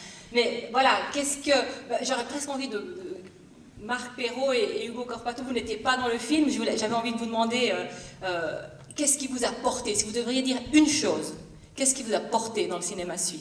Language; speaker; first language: French; native; French